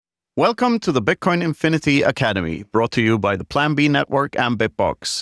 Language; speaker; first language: English; non-native, fluent; Swedish